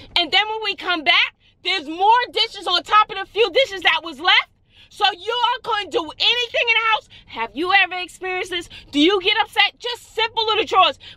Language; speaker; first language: English; native; English